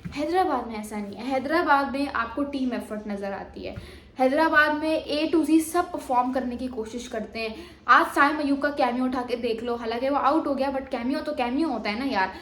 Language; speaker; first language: Urdu; non-native, local second language; Sindhi